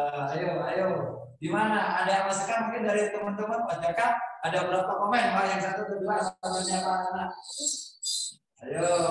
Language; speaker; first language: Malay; non-native, local second language; Javanese